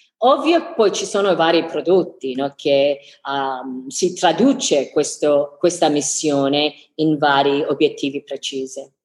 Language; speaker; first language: Italian; non-native, fluent; English